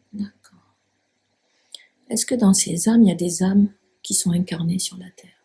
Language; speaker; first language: French; native; French